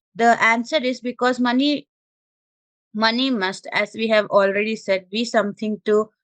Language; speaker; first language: English; non-native, local second language; Malayalam